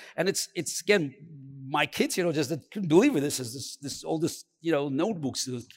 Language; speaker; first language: English; non-native, fluent; Azerbaijani